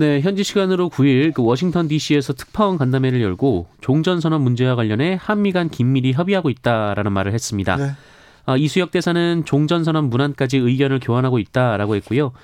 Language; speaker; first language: Korean; native; Korean